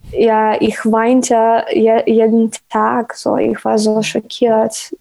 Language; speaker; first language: German; non-native, learner; Ukrainian